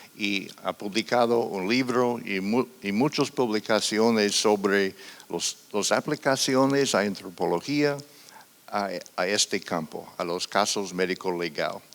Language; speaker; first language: Spanish; non-native, fluent; English